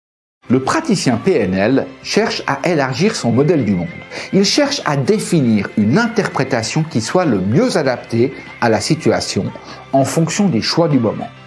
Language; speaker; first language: French; native; French